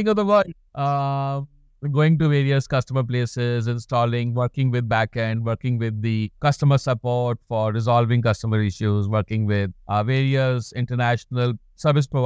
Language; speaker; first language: English; non-native, local second language; Hindi